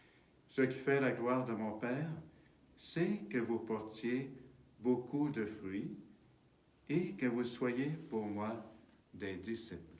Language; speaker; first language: French; native; French